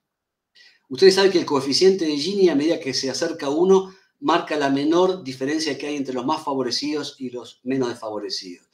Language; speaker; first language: Spanish; native; Spanish